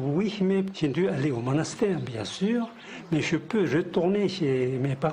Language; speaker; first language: French; non-native, fluent; Tibetan